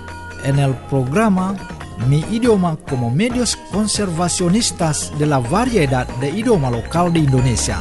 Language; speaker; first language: Spanish; non-native, fluent; Indonesian